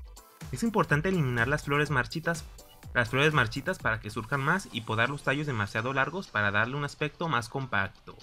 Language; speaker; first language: Spanish; native; Spanish